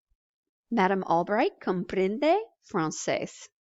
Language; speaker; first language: Spanish; non-native, fluent; English